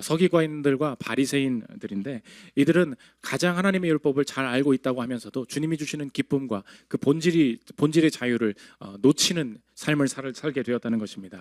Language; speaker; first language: Korean; native; Korean